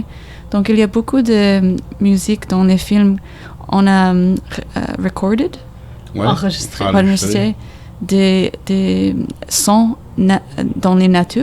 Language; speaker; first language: French; non-native, learner; English